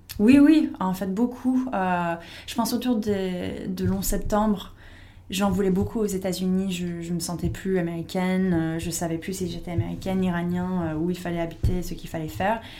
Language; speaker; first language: French; non-native, fluent; English